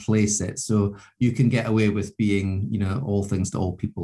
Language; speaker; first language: English; native; English